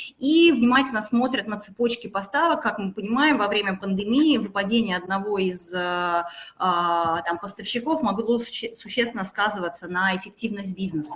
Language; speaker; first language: Russian; native; Russian